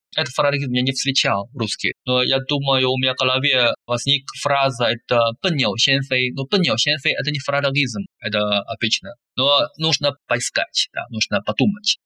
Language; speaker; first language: Russian; non-native, fluent; Chinese